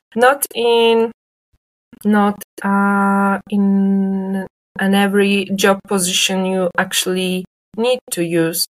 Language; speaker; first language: English; non-native, fluent; Polish